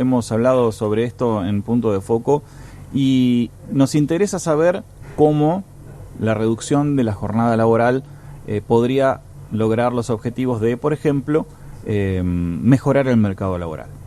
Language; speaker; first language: Spanish; native; Spanish